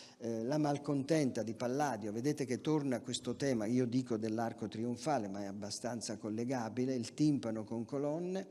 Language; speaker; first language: Italian; native; Italian